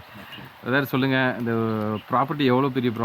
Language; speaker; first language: Tamil; native; Tamil